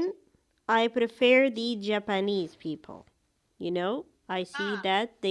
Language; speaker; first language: English; non-native, fluent; Arabic